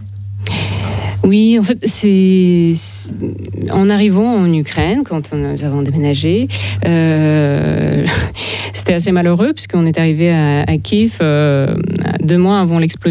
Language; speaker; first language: French; non-native, fluent; Russian